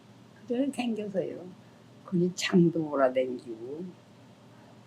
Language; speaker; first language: Korean; native; Korean